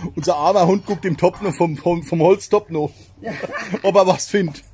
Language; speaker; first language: German; native; German